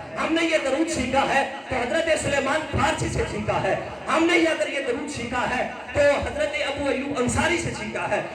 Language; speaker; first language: Urdu; non-native, local second language; Punjabi